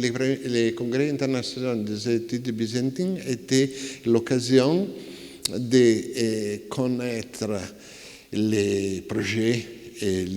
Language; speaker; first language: French; non-native, fluent; Italian